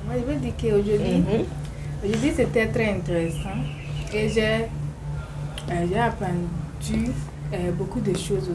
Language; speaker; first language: French; non-native, learner; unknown